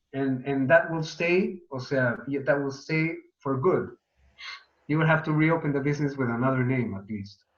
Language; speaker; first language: English; non-native, fluent; Spanish